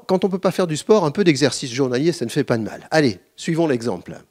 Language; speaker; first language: French; native; French